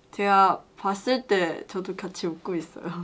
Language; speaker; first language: Korean; non-native, learner; Chinese